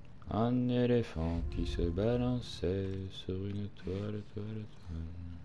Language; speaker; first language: French; native; French